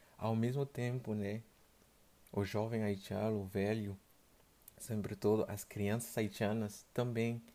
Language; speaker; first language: Portuguese; non-native, fluent; Haitian Creole